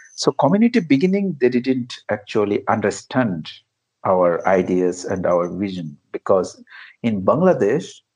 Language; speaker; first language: English; non-native, local second language; Bangla